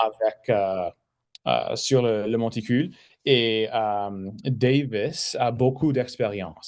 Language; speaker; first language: French; non-native, fluent; English